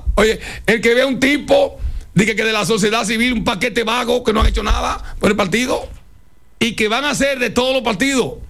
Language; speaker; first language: Spanish; native; Spanish